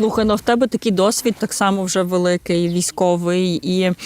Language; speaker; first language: Ukrainian; native; Ukrainian